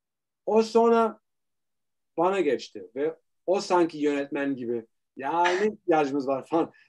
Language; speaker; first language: Turkish; early bilingual, heritage; Turkish